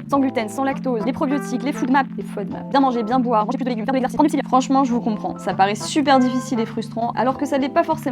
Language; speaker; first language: French; native; French